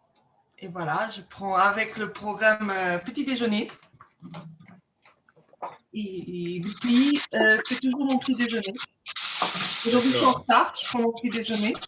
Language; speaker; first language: French; non-native, fluent; Portuguese